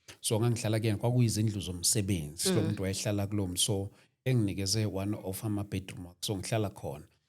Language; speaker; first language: Zulu; native; Zulu